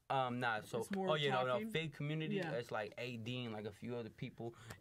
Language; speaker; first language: English; native; English